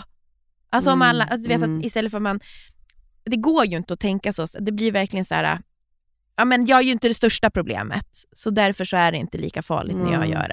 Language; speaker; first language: Swedish; native; Swedish